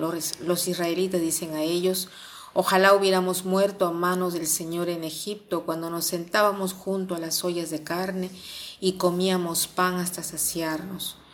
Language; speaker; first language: Spanish; non-native, fluent; Italian